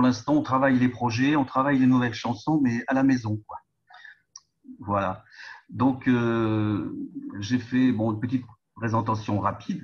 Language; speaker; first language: French; native; French